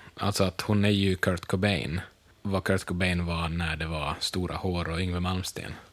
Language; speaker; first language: Swedish; native; Swedish